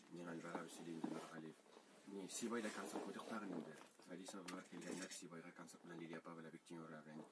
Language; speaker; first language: Tatar; native; Tatar